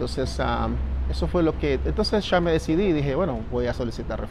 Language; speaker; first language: Spanish; native; Spanish